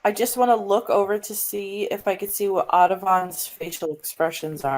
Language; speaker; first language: English; native; English